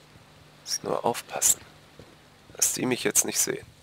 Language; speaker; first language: German; native; German